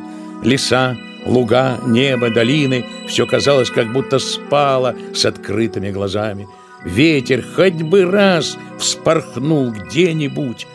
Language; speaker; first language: Russian; native; Russian